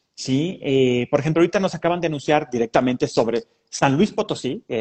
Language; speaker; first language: Spanish; native; Spanish